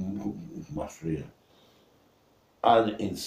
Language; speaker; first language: Hebrew; non-native, fluent; English